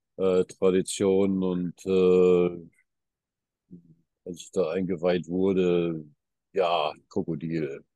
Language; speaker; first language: German; early bilingual, heritage; German